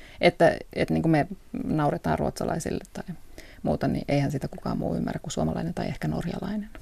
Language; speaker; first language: Finnish; early bilingual, heritage; Finnish